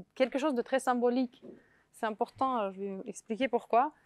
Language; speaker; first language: French; non-native, fluent; Russian